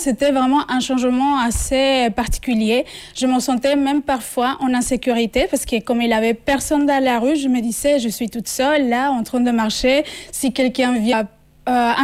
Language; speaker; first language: French; non-native, fluent; Spanish